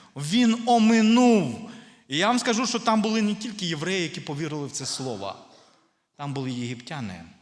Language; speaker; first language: Ukrainian; non-native, local second language; Russian